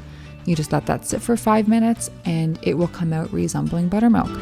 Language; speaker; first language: English; native; English